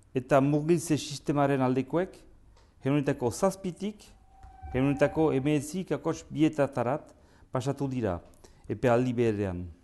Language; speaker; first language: Basque; native; Basque